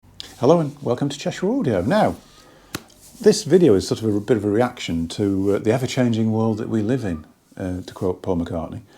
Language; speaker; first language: English; native; English